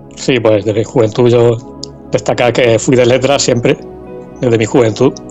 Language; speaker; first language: Spanish; native; Spanish